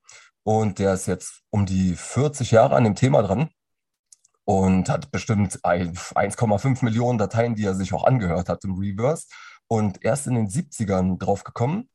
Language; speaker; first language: German; native; German